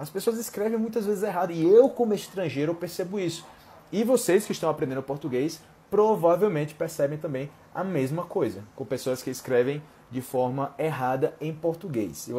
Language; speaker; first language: Portuguese; native; Portuguese